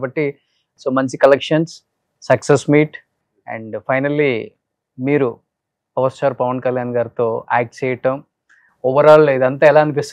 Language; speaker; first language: Telugu; native; Telugu